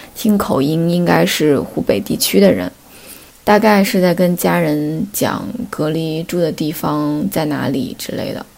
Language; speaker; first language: Chinese; native; Chinese